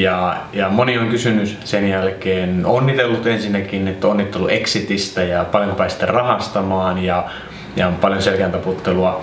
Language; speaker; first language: Finnish; native; Finnish